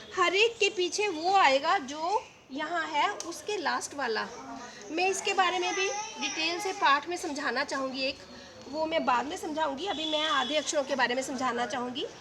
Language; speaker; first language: Hindi; non-native, local second language; Punjabi